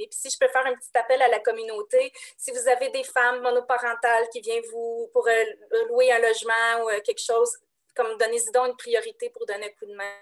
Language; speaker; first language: French; native; French